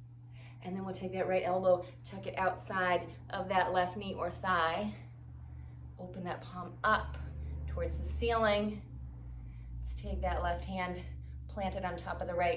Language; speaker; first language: English; native; English